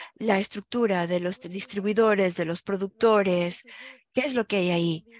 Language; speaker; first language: Spanish; non-native, fluent; German